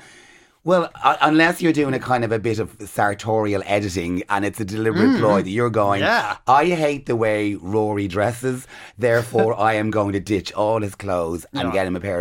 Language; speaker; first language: English; native; English